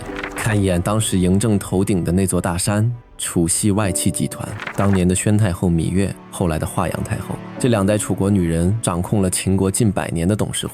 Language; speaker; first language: Chinese; native; Chinese